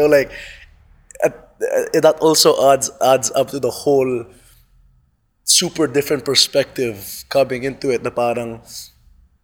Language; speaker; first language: English; non-native, local second language; Cebuano